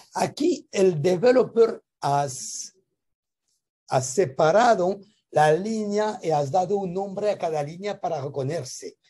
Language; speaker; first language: Spanish; non-native, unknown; French